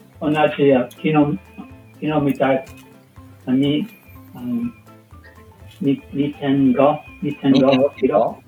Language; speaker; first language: Japanese; non-native, learner; English